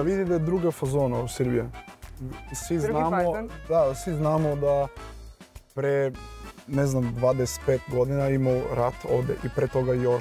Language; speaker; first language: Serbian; non-native, learner; Portuguese